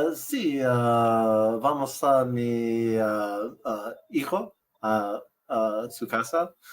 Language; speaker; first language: Spanish; non-native, learner; English